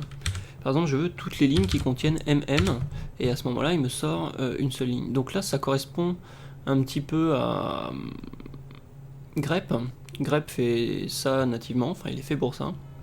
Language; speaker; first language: French; native; French